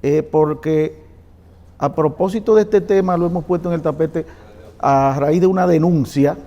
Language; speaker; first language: Spanish; native; Spanish